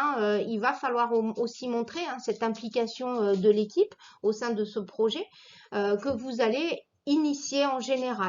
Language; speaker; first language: French; native; French